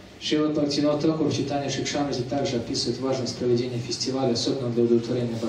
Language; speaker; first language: Russian; native; Russian